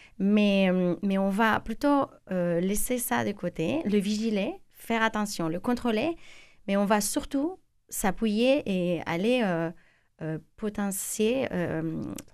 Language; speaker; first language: French; non-native, fluent; Spanish